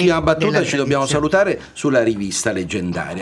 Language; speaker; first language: Italian; native; Italian